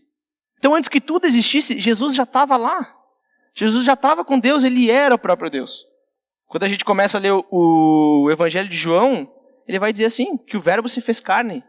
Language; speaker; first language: Portuguese; native; Portuguese